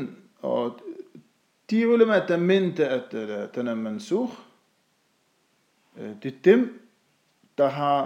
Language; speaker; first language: Danish; non-native, fluent; Arabic